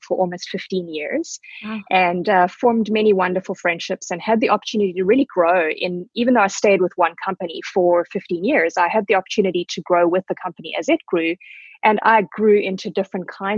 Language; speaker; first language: English; native; English